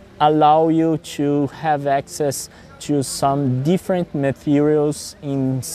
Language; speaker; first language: English; non-native, fluent; Portuguese